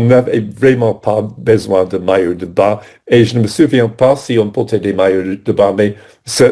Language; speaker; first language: French; non-native, fluent; English